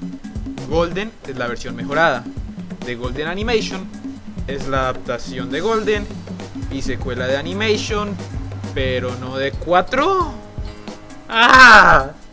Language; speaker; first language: Spanish; native; Spanish